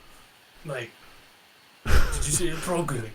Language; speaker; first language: English; native; English